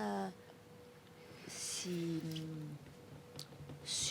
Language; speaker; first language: French; non-native, fluent; Italian